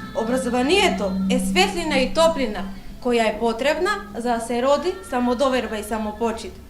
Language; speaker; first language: Macedonian; non-native, local second language; Romany